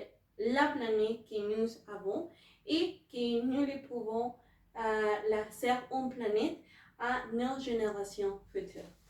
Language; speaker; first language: French; non-native, learner; Spanish